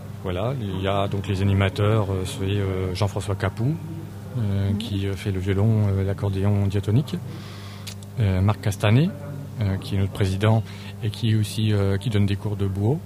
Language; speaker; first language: French; native; French